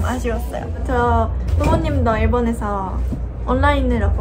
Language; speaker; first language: Korean; non-native, fluent; Japanese